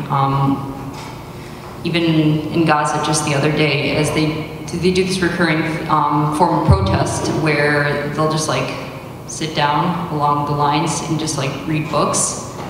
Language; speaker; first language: English; early bilingual, other home language; Arabic